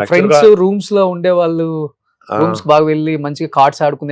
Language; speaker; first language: Telugu; native; Telugu